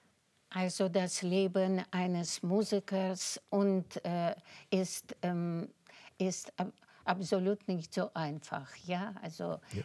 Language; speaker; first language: German; non-native, fluent; Russian